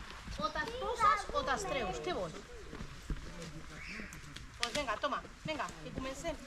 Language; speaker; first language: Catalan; non-native, local second language; Spanish